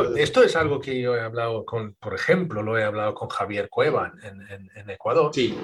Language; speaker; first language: Spanish; non-native, fluent; Swedish